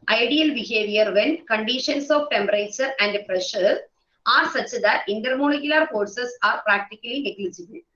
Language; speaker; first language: English; non-native, local second language; Malayalam